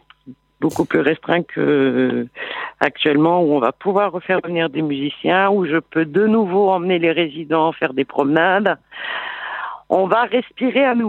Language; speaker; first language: French; native; French